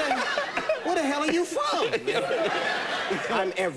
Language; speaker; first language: English; native; English